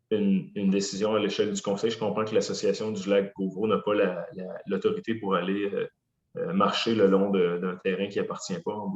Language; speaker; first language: French; native; French